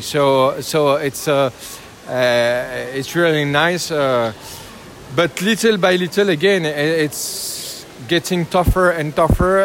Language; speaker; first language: English; non-native, learner; French